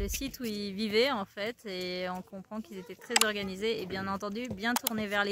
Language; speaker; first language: French; native; French